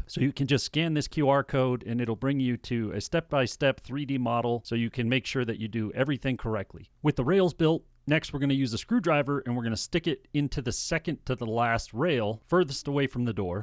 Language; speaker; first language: English; native; English